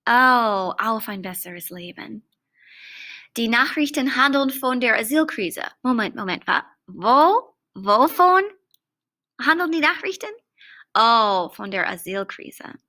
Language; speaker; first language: German; non-native, fluent; English